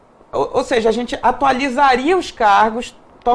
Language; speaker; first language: Portuguese; native; Portuguese